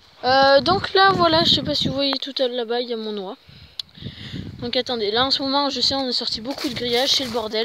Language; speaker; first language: French; native; French